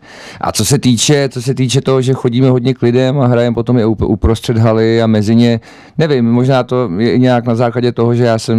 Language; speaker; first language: Czech; native; Czech